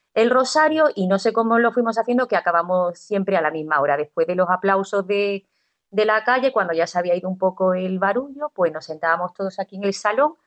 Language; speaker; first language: Spanish; native; Spanish